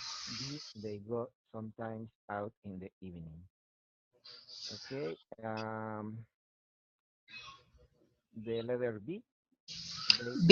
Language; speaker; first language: English; non-native, learner; Spanish